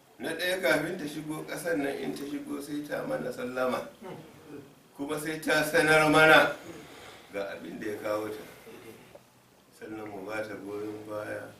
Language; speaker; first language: Hausa; non-native, local second language; Fula